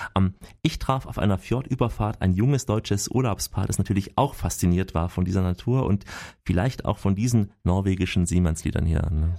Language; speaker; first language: German; native; German